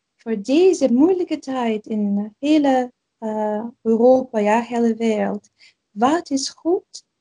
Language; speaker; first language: Dutch; non-native, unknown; Ukrainian